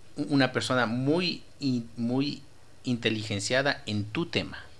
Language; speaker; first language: Spanish; native; Spanish